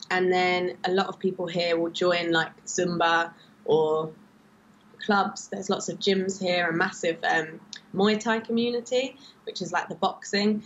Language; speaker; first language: English; native; English